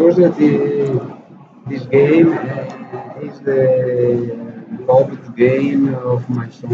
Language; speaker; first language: English; non-native, learner; Italian